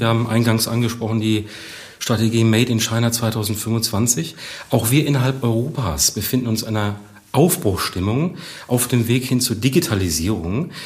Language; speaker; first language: German; native; German